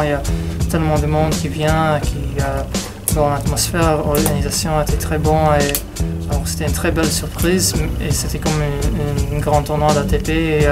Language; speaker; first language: French; non-native, fluent; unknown